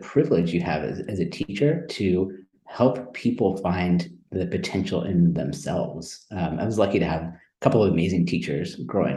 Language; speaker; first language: English; native; English